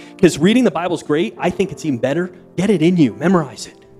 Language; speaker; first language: English; native; English